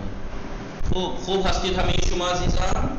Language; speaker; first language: Persian; non-native, fluent; Urdu